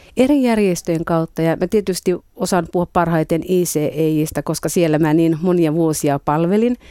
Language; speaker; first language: Finnish; native; Finnish